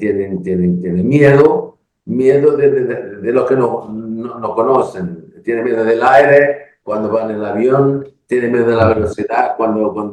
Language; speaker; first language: Spanish; non-native, learner; Portuguese